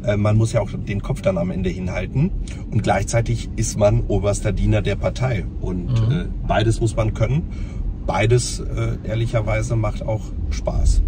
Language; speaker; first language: German; early bilingual, other home language; Polish